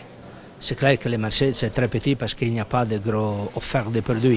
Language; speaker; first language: French; non-native, fluent; Italian